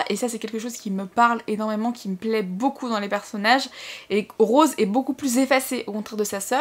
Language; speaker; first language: French; native; French